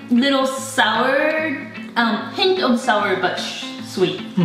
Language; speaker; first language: English; non-native, fluent; Japanese